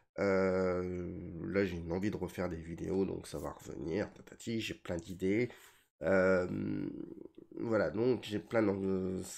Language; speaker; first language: French; native; French